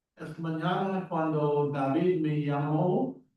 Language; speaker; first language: Spanish; non-native, learner; English